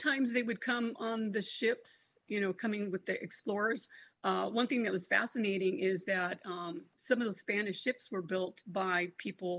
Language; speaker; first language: English; non-native, local second language; Spanish